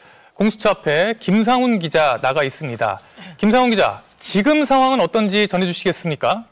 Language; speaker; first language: Korean; native; Korean